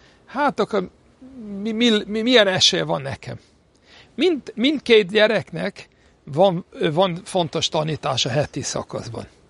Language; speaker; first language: Hungarian; non-native, fluent; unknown